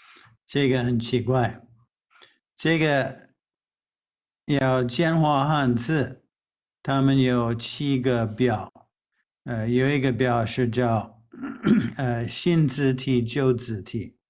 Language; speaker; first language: Chinese; non-native, fluent; English